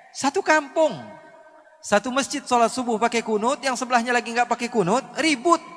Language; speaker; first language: Indonesian; native; Indonesian